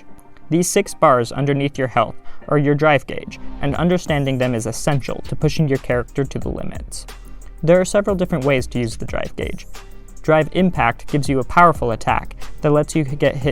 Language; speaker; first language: English; native; English